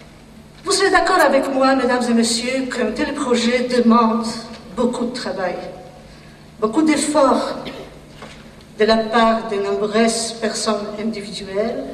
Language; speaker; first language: French; non-native, fluent; Polish